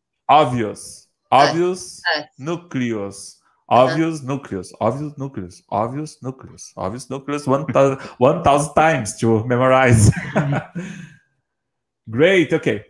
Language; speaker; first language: English; non-native, learner; Portuguese